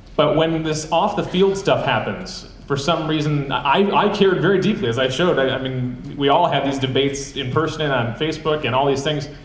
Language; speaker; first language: English; native; English